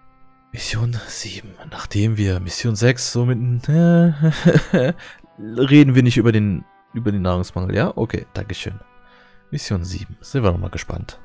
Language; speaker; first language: German; native; German